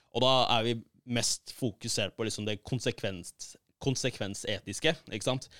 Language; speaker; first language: Norwegian; early bilingual, other home language; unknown